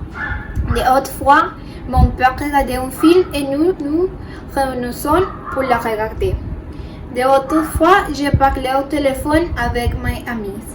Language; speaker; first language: French; non-native, learner; Spanish